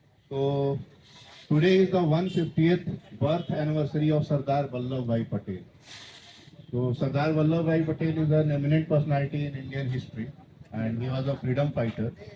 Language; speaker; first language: English; non-native, local second language; Telugu